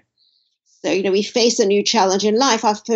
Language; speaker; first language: English; native; English